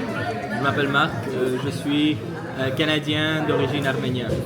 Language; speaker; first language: French; early bilingual, other home language; Armenian